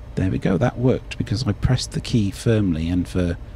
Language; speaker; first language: English; native; English